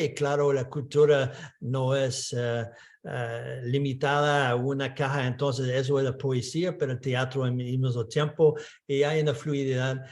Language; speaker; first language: Spanish; non-native, fluent; English